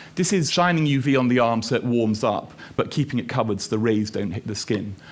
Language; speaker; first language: English; native; English